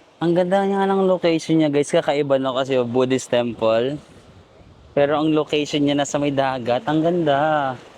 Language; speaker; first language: Filipino; non-native, local second language; Cebuano